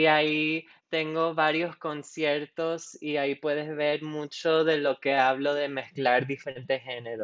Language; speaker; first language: Spanish; non-native, local second language; English